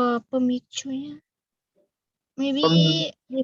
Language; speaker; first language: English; non-native, learner; Indonesian